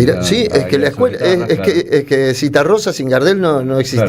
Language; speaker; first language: Spanish; native; Spanish